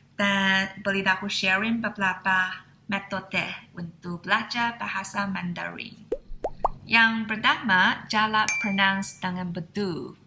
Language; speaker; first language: Indonesian; non-native, fluent; Chinese